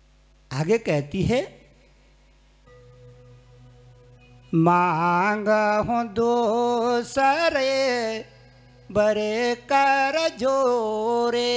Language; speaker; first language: Hindi; native; Hindi